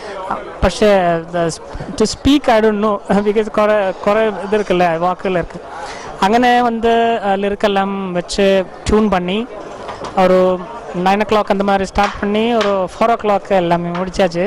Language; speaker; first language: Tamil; non-native, learner; Malayalam